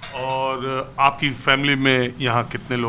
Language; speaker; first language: Hindi; native; Hindi